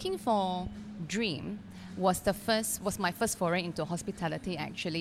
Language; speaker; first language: English; non-native, local second language; Cantonese